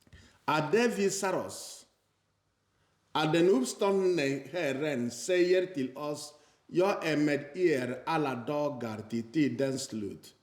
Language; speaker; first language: Swedish; non-native, fluent; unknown